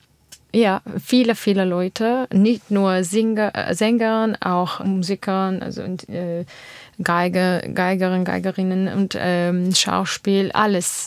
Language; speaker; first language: German; non-native, learner; Armenian